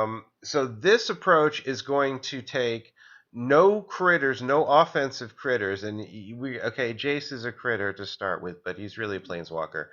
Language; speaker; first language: English; native; English